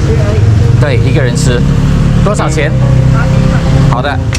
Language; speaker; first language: Chinese; non-native, learner; English